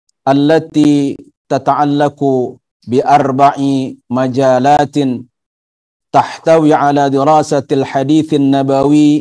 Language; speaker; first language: Arabic; non-native, fluent; Indonesian